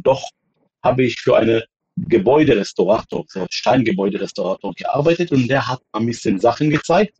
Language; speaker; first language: German; non-native, fluent; Hebrew